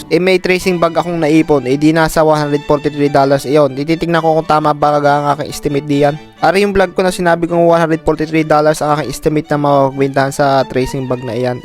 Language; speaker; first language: Filipino; native; Filipino